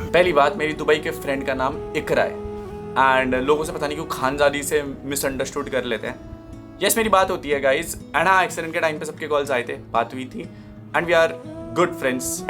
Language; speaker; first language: Hindi; native; Hindi